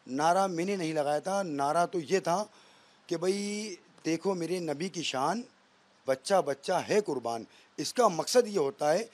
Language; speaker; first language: Hindi; native; Hindi